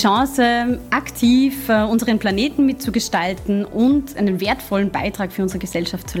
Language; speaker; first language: German; native; German